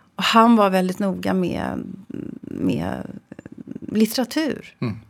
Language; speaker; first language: Swedish; native; Swedish